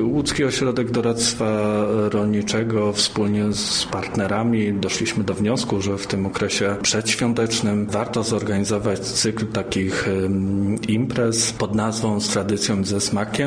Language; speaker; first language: Polish; native; Polish